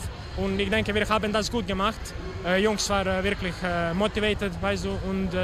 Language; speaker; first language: German; non-native, learner; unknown